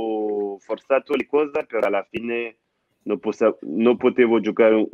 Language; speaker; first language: Italian; non-native, fluent; French